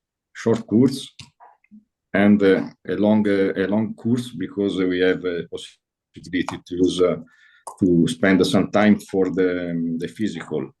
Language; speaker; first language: English; non-native, learner; Italian